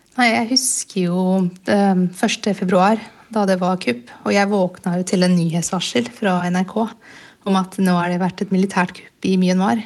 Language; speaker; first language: Norwegian; early bilingual, other home language; Burmese